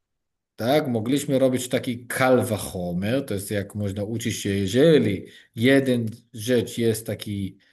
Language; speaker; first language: Polish; non-native, learner; Hebrew